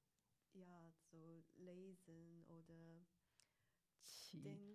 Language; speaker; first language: German; non-native, learner; Chinese